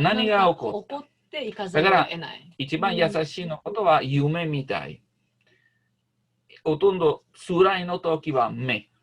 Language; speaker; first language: Japanese; non-native, learner; Italian